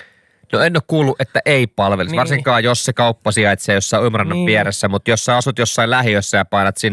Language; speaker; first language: Finnish; native; Finnish